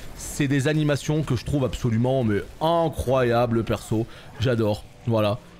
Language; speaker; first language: French; native; French